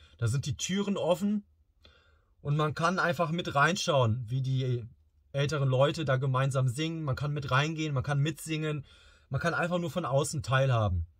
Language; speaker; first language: German; early bilingual, other home language; Bosnian